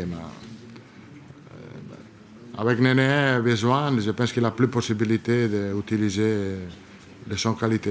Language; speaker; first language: French; non-native, learner; Italian